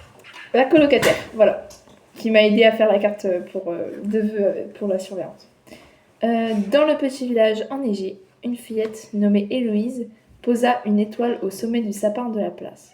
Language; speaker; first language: French; native; French